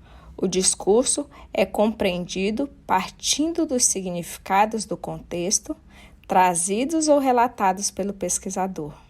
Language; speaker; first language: Portuguese; native; Portuguese